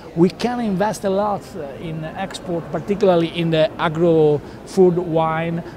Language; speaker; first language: English; non-native, learner; Italian